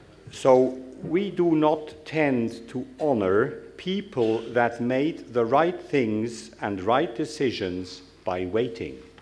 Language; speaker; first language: English; non-native, fluent; German